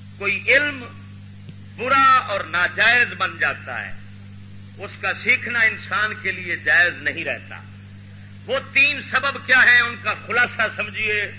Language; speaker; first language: Urdu; non-native, local second language; Punjabi